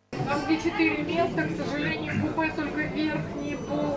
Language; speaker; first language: Russian; native; Russian